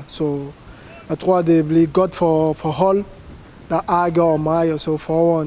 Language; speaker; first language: Danish; non-native, learner; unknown